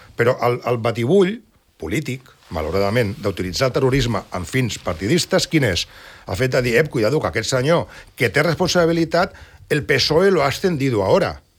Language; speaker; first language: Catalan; non-native, local second language; Spanish